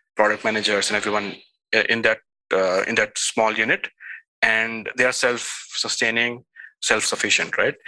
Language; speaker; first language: English; non-native, local second language; Hindi